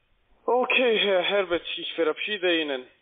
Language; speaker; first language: German; non-native, learner; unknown